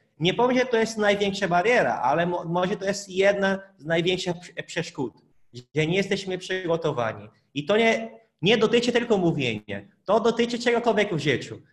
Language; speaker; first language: Polish; non-native, fluent; Portuguese